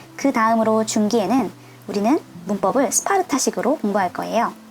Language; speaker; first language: Korean; native; Korean